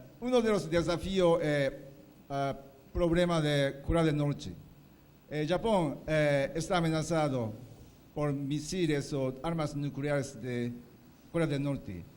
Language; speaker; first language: Portuguese; non-native, fluent; Japanese